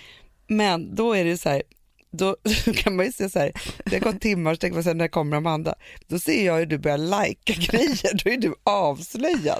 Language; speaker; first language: Swedish; native; Swedish